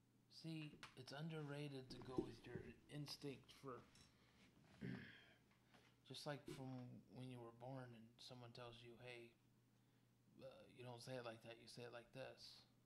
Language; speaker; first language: English; native; English